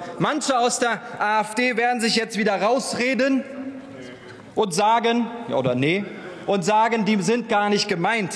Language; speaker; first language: German; early bilingual, other home language; Turkish